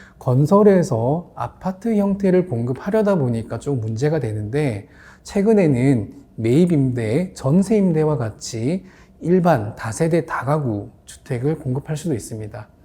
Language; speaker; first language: Korean; native; Korean